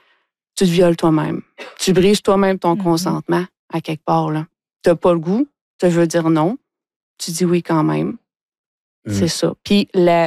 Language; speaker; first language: French; native; French